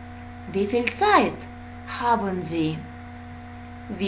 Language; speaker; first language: German; non-native, fluent; Russian